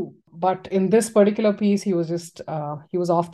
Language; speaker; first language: English; non-native, local second language; Tamil